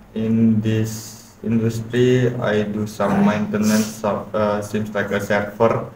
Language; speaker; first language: English; non-native, learner; Indonesian